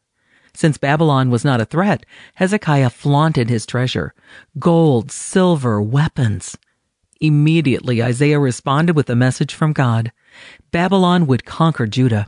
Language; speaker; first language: English; native; English